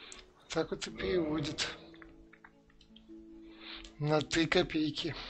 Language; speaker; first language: Russian; native; Russian